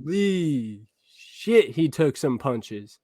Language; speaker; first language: English; native; English